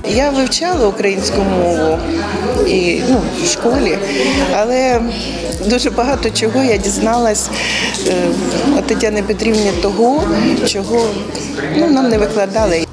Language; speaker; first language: Ukrainian; non-native, local second language; Russian